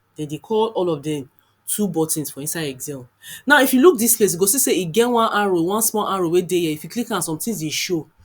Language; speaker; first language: Nigerian Pidgin; non-native, local second language; Yoruba